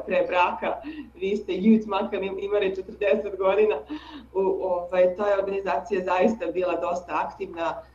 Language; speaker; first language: Serbian; native; Serbian